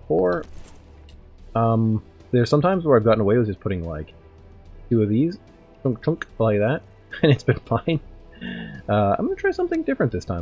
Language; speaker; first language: English; native; English